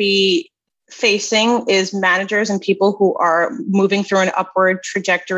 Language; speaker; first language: English; native; English